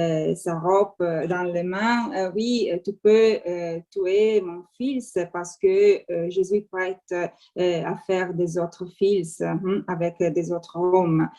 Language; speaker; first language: French; non-native, fluent; Italian